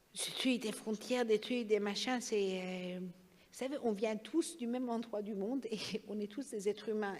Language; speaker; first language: French; non-native, fluent; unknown